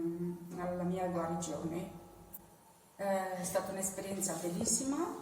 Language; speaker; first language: Italian; non-native, fluent; Romanian